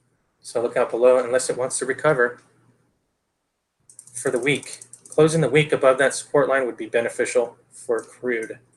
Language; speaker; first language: English; native; English